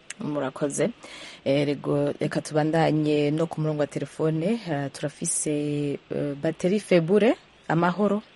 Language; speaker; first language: Rundi; native; Rundi